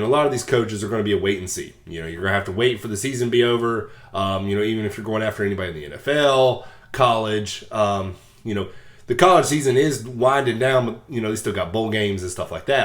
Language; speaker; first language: English; native; English